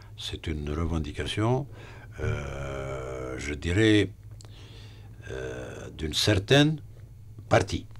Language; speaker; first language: French; non-native, local second language; Arabic